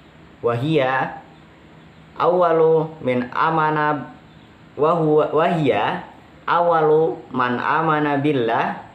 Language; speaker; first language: Arabic; non-native, fluent; Indonesian